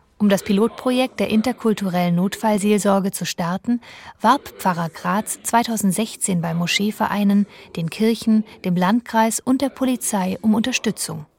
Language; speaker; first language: German; native; German